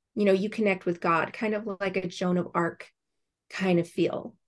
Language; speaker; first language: English; native; English